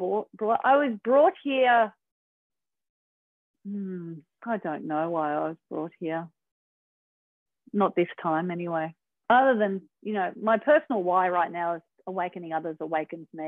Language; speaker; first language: English; native; English